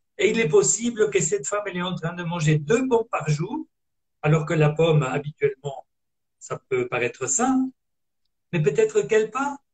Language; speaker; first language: French; non-native, fluent; Italian